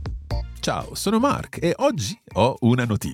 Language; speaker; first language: Italian; non-native, fluent; English